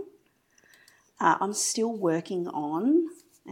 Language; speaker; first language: English; native; English